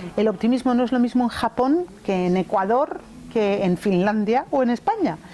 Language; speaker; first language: Spanish; early bilingual, other home language; English